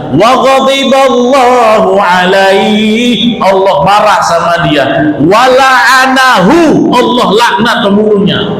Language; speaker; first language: Indonesian; native; Indonesian